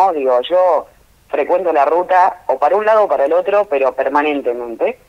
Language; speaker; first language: Spanish; native; Spanish